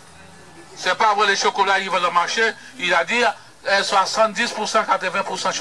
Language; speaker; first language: French; non-native, fluent; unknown